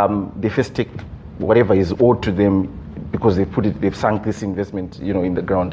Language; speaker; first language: English; non-native, local second language; Shona